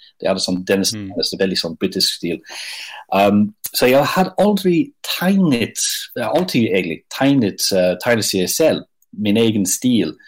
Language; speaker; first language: Norwegian; non-native, fluent; English